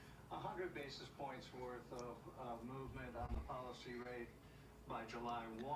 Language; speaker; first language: English; native; English